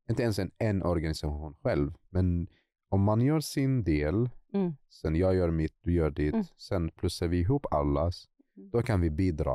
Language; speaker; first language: Swedish; non-native, fluent; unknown